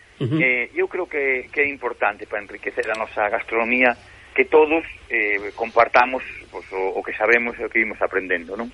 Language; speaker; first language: Galician; native; Galician